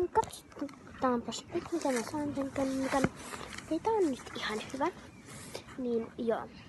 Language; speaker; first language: Finnish; native; Finnish